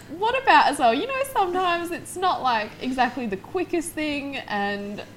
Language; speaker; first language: English; native; English